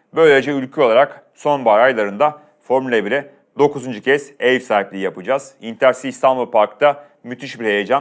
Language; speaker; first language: Turkish; native; Turkish